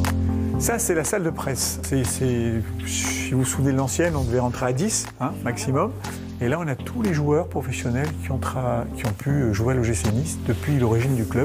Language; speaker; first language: French; native; French